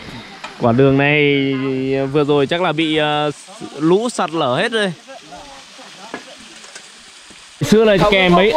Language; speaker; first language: Vietnamese; native; Vietnamese